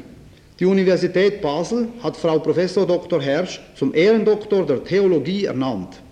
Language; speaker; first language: German; native; German